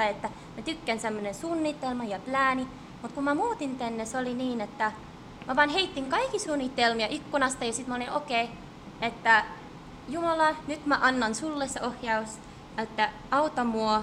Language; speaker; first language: Finnish; early bilingual, heritage; English